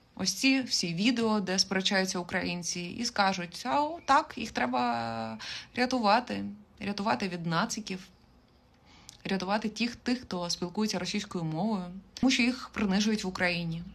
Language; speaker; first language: Ukrainian; native; Ukrainian